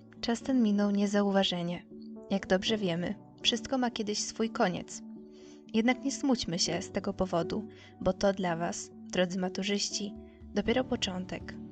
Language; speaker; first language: Polish; native; Polish